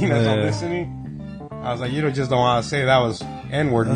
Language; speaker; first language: English; native; English